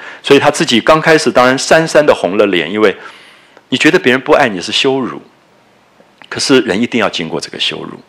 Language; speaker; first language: Chinese; native; Chinese